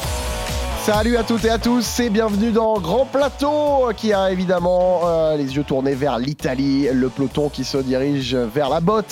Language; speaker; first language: French; native; French